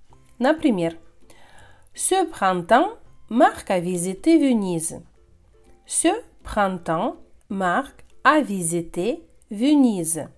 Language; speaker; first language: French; non-native, fluent; Russian